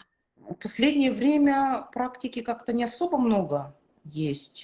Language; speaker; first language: Russian; native; Russian